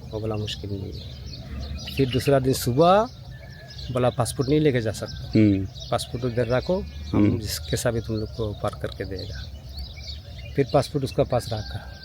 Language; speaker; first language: Hindi; non-native, learner; Bangla